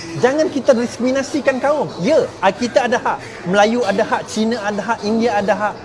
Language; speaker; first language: Malay; non-native, local second language; Chinese